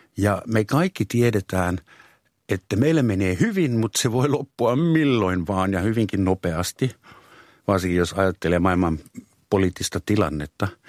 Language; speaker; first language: Finnish; non-native, fluent; German